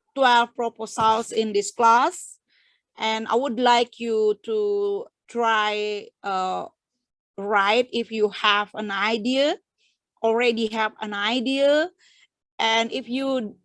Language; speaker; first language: English; non-native, fluent; Indonesian